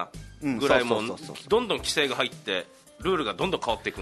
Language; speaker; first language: Japanese; native; Japanese